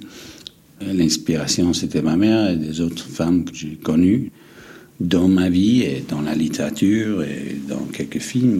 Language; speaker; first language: French; non-native, fluent; English